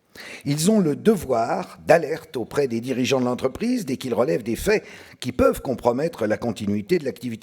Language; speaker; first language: French; native; French